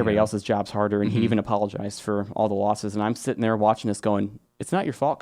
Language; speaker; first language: English; native; English